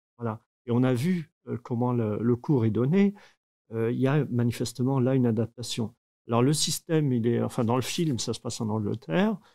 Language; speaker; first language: French; native; French